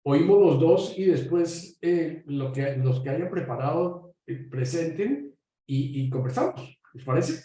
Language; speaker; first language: Spanish; native; Spanish